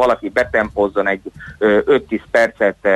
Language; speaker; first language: Hungarian; native; Hungarian